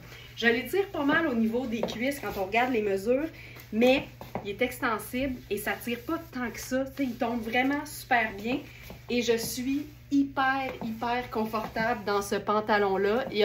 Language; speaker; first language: French; native; French